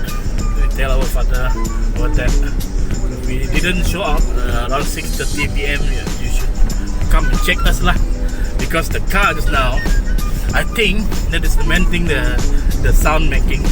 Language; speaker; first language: English; non-native, local second language; Malay